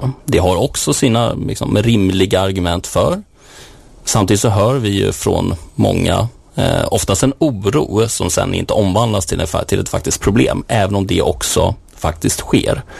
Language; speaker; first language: Swedish; native; Swedish